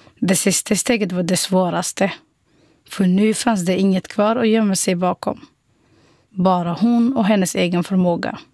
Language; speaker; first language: Swedish; non-native, fluent; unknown